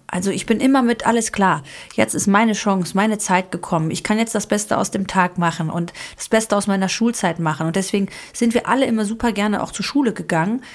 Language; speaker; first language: German; early bilingual, other home language; Greek